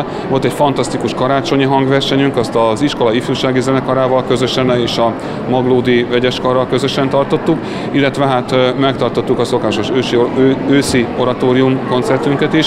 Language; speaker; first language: Hungarian; native; Hungarian